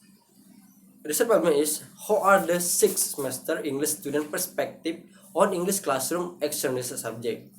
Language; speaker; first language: English; non-native, learner; Indonesian